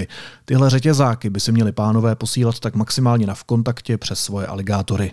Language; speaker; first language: Czech; native; Czech